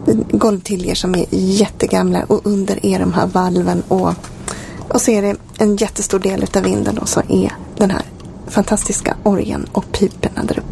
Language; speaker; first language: Swedish; native; Swedish